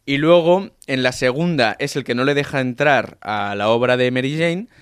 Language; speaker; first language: Spanish; non-native, local second language; Catalan